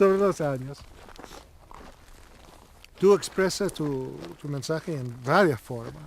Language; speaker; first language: Spanish; non-native, learner; English